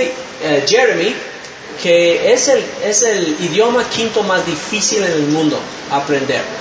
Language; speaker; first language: Spanish; non-native, fluent; English